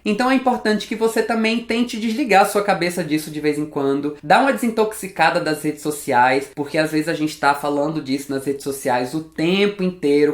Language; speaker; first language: Portuguese; native; Portuguese